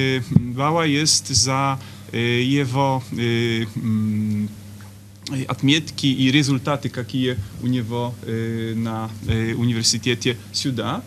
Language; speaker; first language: Russian; non-native, fluent; Polish